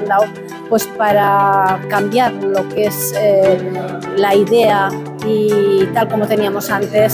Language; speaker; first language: Spanish; native; Spanish